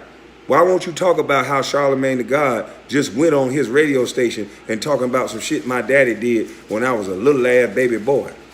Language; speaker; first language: English; native; English